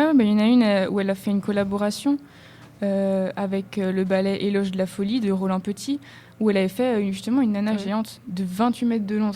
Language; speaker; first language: French; native; French